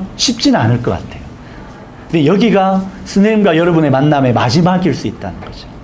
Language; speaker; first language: Korean; native; Korean